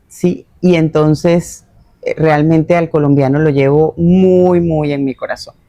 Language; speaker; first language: Spanish; native; Spanish